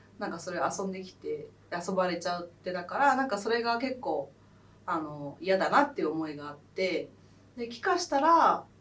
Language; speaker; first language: Japanese; early bilingual, other home language; Khmer